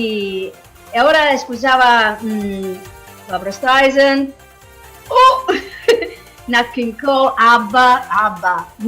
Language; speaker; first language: Spanish; non-native, learner; English